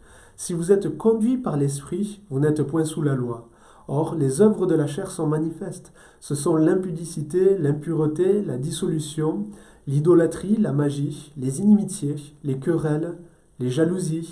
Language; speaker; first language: French; native; French